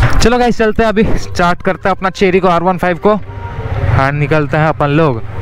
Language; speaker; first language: Hindi; non-native, local second language; Bangla